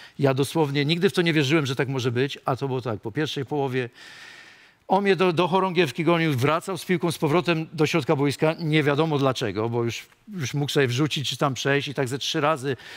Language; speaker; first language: Polish; native; Polish